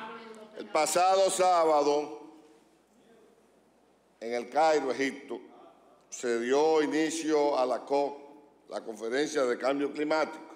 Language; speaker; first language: Spanish; native; Spanish